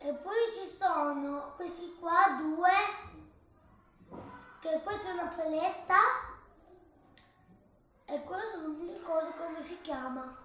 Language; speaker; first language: Italian; early bilingual, other home language; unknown